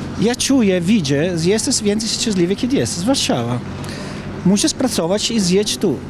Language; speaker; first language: Polish; non-native, learner; Italian